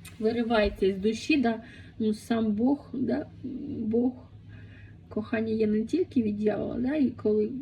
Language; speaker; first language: Ukrainian; non-native, local second language; Russian